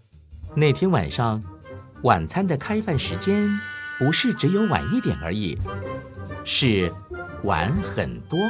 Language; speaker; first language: Chinese; native; Chinese